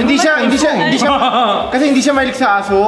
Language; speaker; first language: Filipino; non-native, fluent; Korean